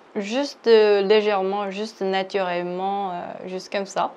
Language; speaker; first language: French; non-native, fluent; Korean